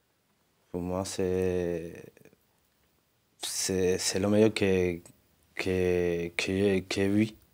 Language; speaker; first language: French; non-native, learner; Spanish